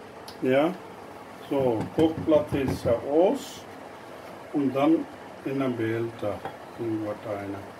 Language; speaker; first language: German; non-native, learner; Urdu